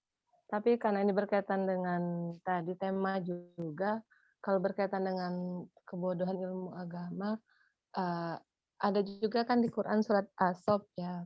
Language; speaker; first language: Indonesian; native; Indonesian